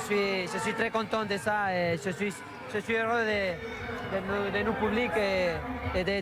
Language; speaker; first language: French; non-native, learner; Spanish